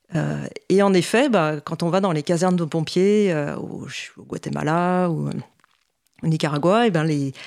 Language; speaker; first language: French; native; French